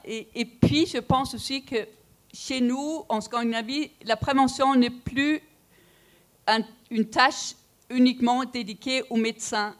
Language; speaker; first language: French; non-native, fluent; Danish